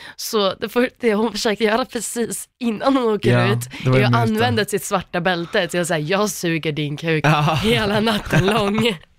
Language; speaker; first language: Swedish; native; Swedish